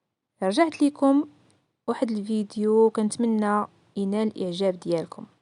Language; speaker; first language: Arabic; native; Arabic